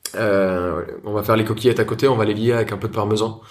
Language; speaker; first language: French; non-native, fluent; Spanish